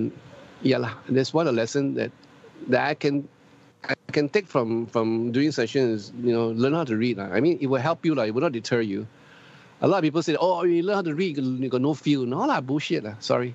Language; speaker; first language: English; native; English